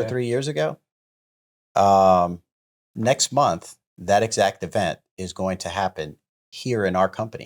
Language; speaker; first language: English; native; English